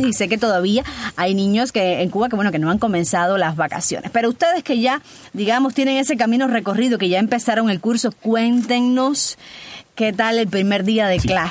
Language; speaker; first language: Spanish; native; Spanish